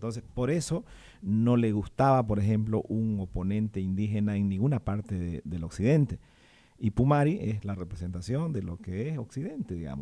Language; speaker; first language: Spanish; native; Spanish